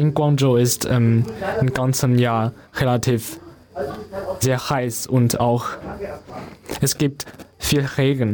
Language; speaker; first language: German; non-native, learner; Chinese